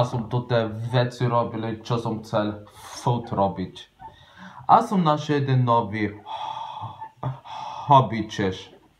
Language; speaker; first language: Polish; non-native, learner; Slovak